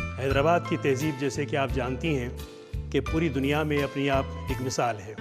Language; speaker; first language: Urdu; native; Urdu